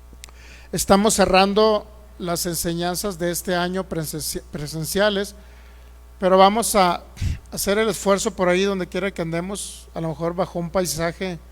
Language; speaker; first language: Spanish; native; Spanish